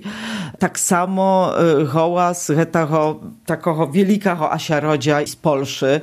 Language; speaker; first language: Polish; non-native, local second language; Belarusian